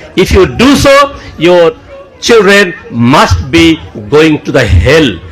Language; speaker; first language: English; non-native, local second language; Bangla